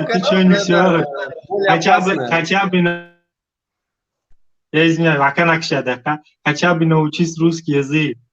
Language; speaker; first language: Russian; non-native, local second language; Tajik